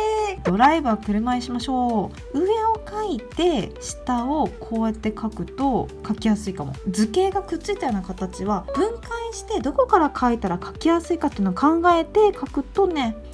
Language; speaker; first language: Japanese; native; Japanese